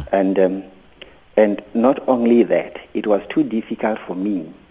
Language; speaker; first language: English; non-native, local second language; Venda